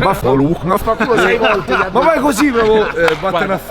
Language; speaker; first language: Italian; native; Italian